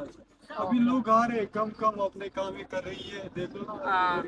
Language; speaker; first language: Hindi; non-native, fluent; Pashto